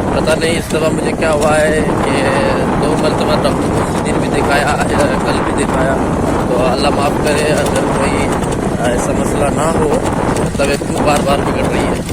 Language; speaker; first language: Urdu; non-native, local second language; Sindhi